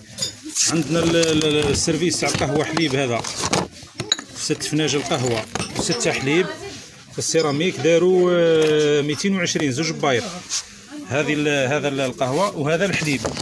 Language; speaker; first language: Arabic; native; Arabic